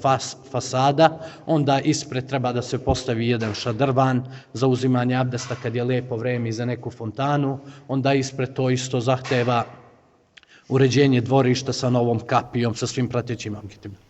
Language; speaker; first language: Bosnian; native; Bosnian